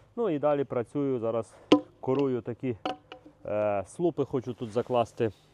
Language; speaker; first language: Ukrainian; native; Ukrainian